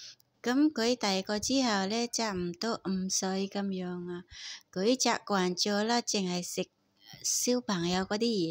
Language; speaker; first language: Cantonese; non-native, fluent; Indonesian